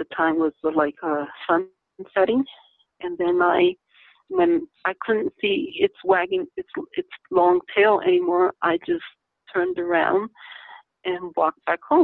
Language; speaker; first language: English; native; English